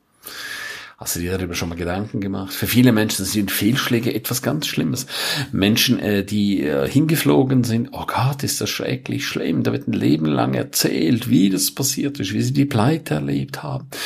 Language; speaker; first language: German; native; German